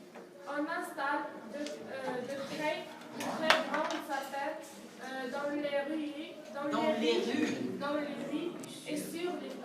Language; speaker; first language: French; non-native, learner; Arabic